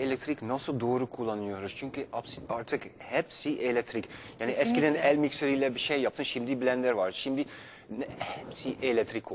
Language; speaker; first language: Turkish; non-native, fluent; Dutch